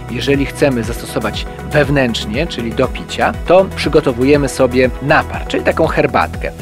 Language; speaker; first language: Polish; native; Polish